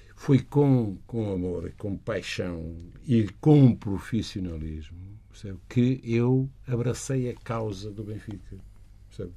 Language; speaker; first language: Portuguese; native; Portuguese